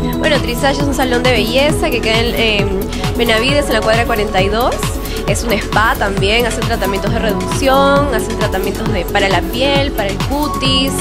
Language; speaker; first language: Spanish; native; Spanish